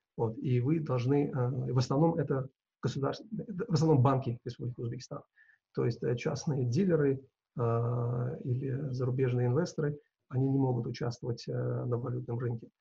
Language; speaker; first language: Russian; non-native, local second language; Uzbek